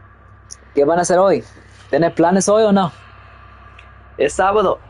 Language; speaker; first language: Spanish; non-native, learner; English